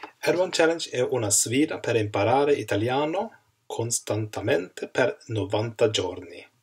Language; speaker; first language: Italian; non-native, learner; Swedish